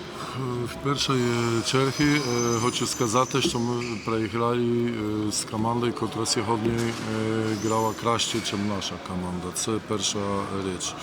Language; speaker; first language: Ukrainian; non-native, learner; Polish